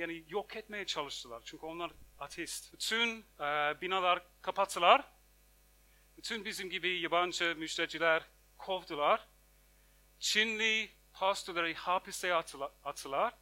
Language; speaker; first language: Turkish; non-native, fluent; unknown